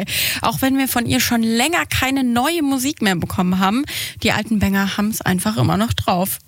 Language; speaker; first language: German; native; German